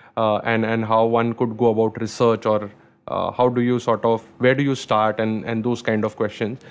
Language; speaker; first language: English; non-native, local second language; Marathi